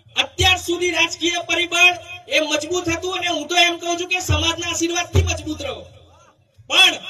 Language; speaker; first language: Gujarati; native; Gujarati